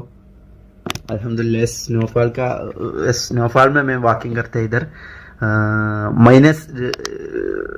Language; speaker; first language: Hindi; non-native, local second language; Malayalam